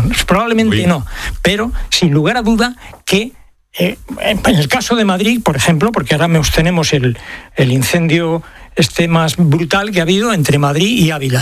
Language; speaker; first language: Spanish; native; Spanish